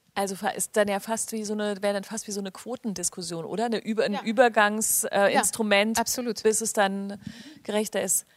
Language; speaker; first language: German; non-native, fluent; French